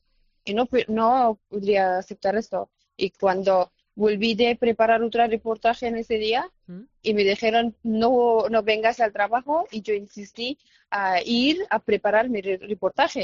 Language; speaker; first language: Spanish; non-native, fluent; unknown